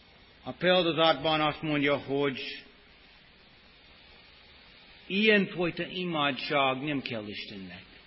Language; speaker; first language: Hungarian; non-native, fluent; English